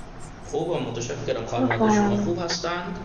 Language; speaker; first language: Persian; non-native, fluent; Urdu